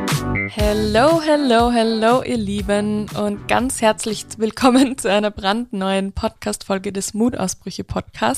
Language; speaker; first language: German; native; German